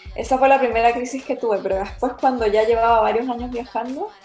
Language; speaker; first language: Spanish; native; Spanish